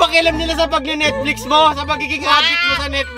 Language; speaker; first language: Filipino; native; Filipino